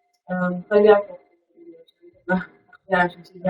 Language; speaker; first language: Persian; native; Persian